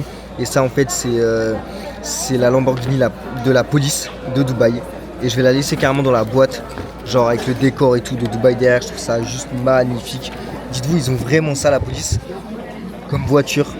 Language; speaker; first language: French; native; French